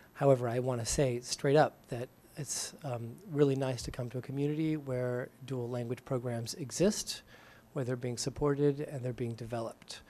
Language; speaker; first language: English; native; English